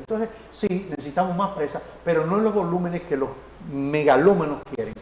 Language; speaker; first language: Spanish; native; Spanish